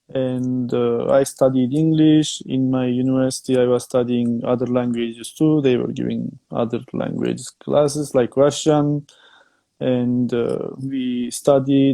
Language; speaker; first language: English; non-native, fluent; Turkish